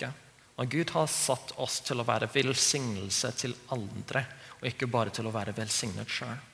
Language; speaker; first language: Norwegian; non-native, fluent; English